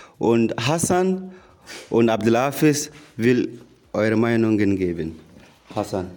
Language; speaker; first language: German; non-native, learner; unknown